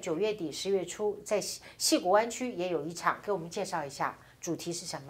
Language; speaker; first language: Chinese; native; Chinese